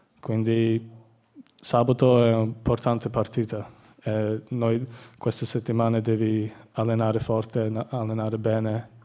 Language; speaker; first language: Italian; non-native, learner; English